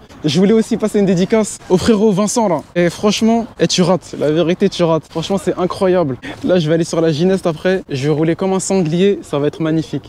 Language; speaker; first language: French; native; French